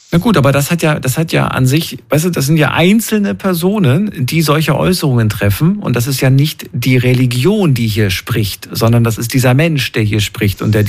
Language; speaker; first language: German; native; German